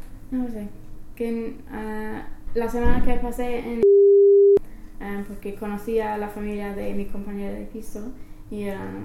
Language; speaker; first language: Spanish; non-native, learner; English